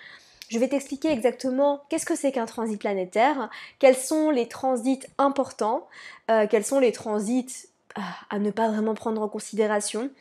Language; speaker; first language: French; native; French